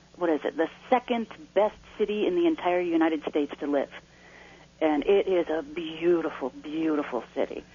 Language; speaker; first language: English; native; English